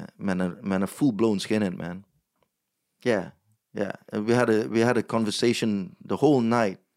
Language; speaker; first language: Dutch; non-native, fluent; English